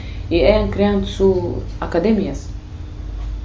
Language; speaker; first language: Spanish; non-native, learner; Kurdish